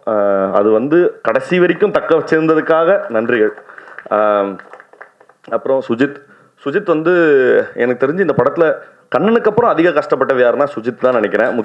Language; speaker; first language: Tamil; native; Tamil